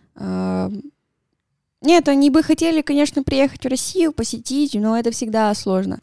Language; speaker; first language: Russian; non-native, fluent; Spanish